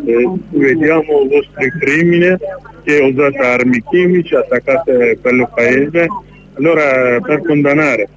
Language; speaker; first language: Italian; non-native, learner; Kurdish